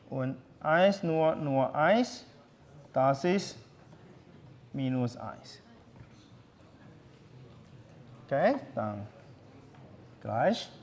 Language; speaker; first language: German; non-native, learner; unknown